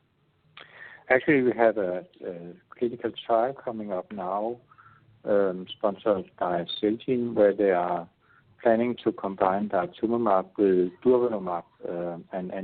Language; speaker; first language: English; non-native, fluent; Danish